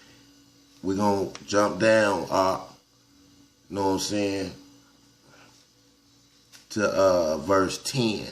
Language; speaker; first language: English; native; English